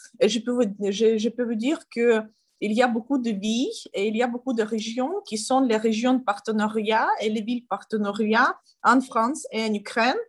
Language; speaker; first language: French; non-native, learner; Ukrainian